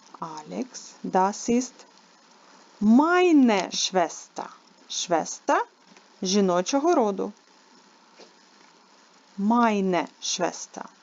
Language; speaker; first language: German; non-native, learner; Ukrainian